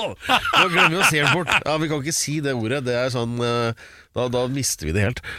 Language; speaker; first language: Norwegian; native; Norwegian